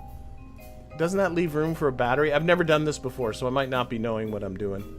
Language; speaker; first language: English; native; English